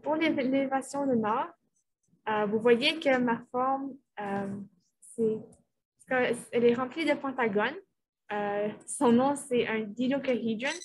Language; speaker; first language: French; native; French